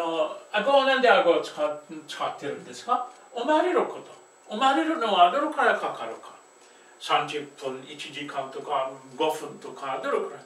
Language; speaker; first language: Japanese; non-native, fluent; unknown